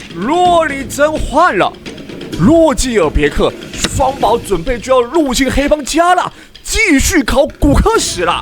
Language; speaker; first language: Chinese; native; Chinese